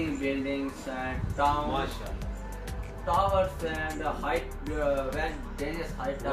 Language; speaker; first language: English; non-native, learner; Urdu